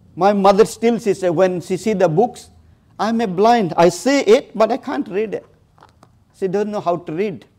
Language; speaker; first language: English; non-native, local second language; Odia